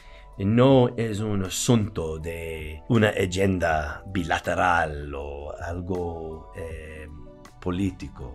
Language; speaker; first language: Spanish; non-native, fluent; English